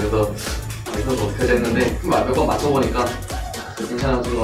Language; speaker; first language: Korean; native; Korean